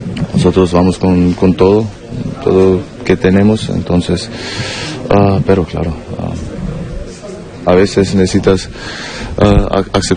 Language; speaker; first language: Spanish; non-native, learner; German